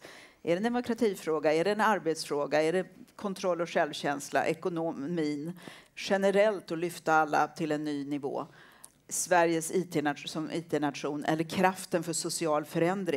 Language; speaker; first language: Swedish; native; Swedish